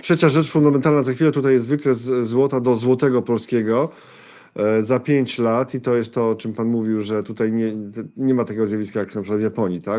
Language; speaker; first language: Polish; native; Polish